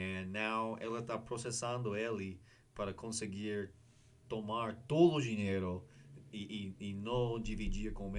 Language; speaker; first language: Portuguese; non-native, learner; English